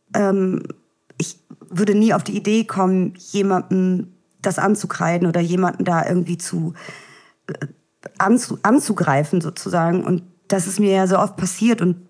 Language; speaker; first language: German; early bilingual, other home language; Russian